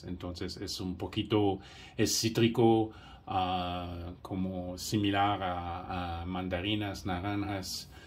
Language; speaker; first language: Spanish; non-native, fluent; English